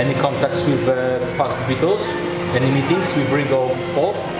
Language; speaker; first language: English; non-native, learner; Polish